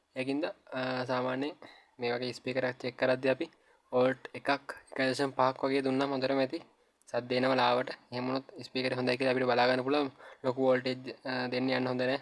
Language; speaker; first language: Sinhala; native; Sinhala